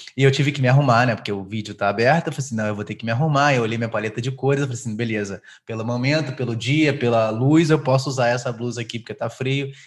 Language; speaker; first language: Portuguese; native; Portuguese